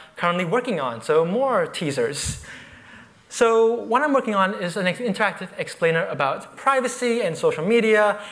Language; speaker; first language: English; native; English